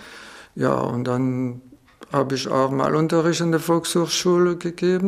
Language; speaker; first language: German; non-native, fluent; French